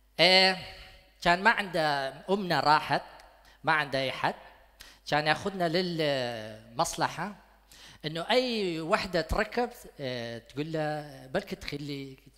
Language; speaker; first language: Arabic; non-native, local second language; Kurdish